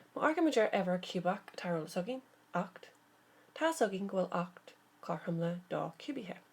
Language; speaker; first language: Irish; native; Irish